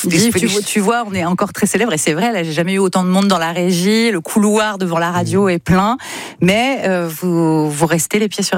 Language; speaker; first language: French; native; French